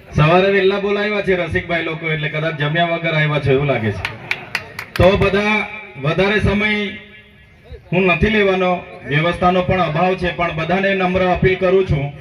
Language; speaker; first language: Gujarati; non-native, local second language; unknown